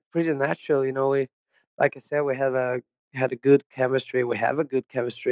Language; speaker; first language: English; non-native, fluent; Swedish